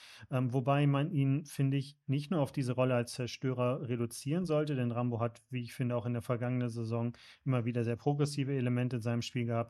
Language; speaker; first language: German; native; German